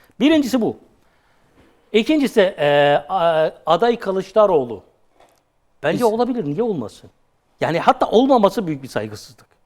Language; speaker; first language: Turkish; native; Turkish